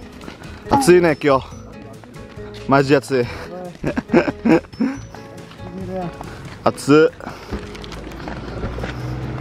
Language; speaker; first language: Japanese; non-native, fluent; Indonesian